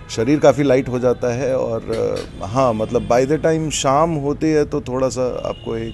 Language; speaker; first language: Hindi; native; Hindi